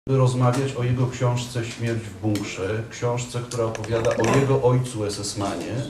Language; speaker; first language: Polish; native; Polish